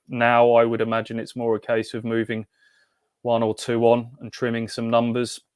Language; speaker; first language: English; native; English